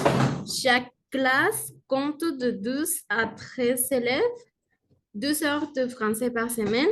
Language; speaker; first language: French; non-native, learner; Spanish